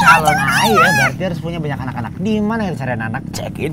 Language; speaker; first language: Indonesian; native; Indonesian